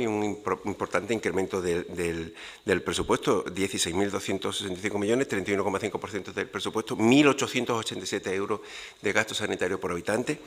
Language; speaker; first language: Spanish; native; Spanish